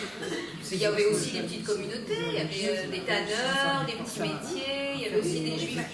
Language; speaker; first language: French; native; French